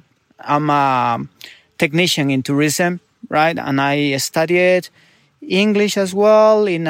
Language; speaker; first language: English; non-native, fluent; Spanish